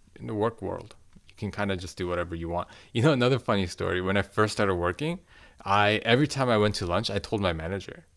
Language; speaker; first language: English; early bilingual, other home language; Korean